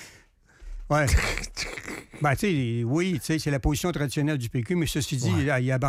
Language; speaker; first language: French; native; French